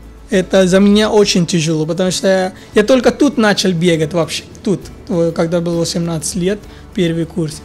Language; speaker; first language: Russian; non-native, fluent; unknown